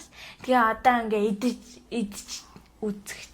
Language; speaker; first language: Mongolian; early bilingual, heritage; Mongolian